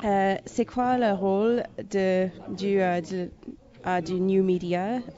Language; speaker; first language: French; non-native, fluent; English